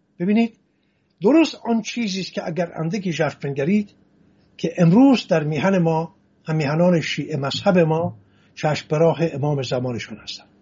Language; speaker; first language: Persian; non-native, local second language; Assyrian Neo-Aramaic